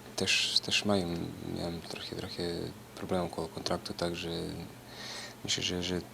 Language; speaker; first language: Polish; non-native, fluent; Serbian